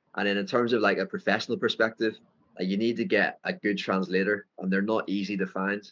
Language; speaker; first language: English; native; English